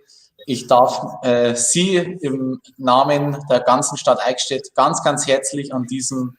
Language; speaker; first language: German; native; German